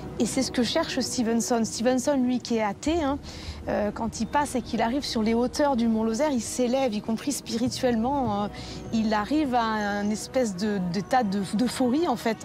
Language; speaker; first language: French; native; French